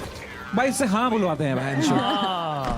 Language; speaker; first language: Hindi; native; Hindi